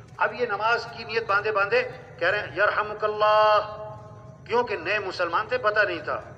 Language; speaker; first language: Urdu; non-native, local second language; Pashto